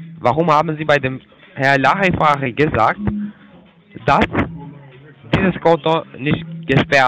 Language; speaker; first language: German; non-native, fluent; Turkish